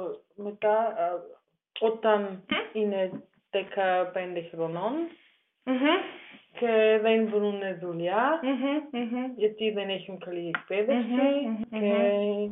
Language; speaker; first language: Greek; non-native, learner; German